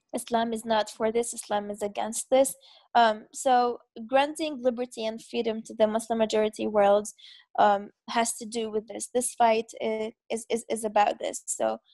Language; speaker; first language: English; non-native, fluent; Arabic